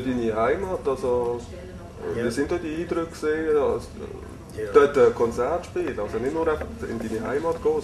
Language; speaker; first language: German; native; German